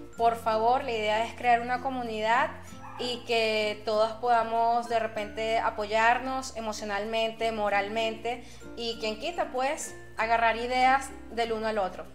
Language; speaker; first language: Spanish; native; Spanish